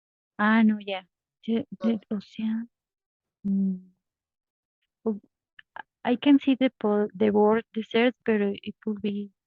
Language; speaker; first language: English; non-native, learner; Spanish